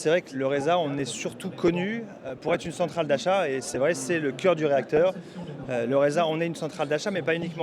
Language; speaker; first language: French; native; French